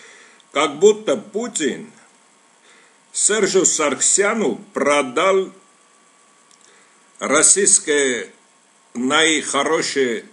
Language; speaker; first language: Russian; non-native, local second language; Armenian